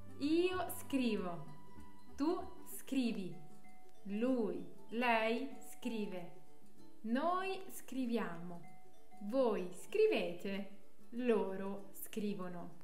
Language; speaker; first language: Italian; non-native, fluent; French